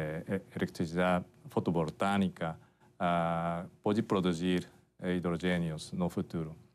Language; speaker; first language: Portuguese; non-native, fluent; Japanese